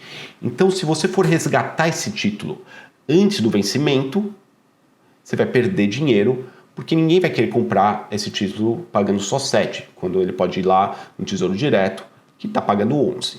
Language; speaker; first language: Portuguese; native; Portuguese